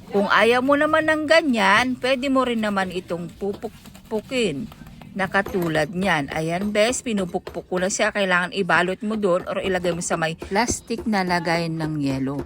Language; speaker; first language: Filipino; native; Filipino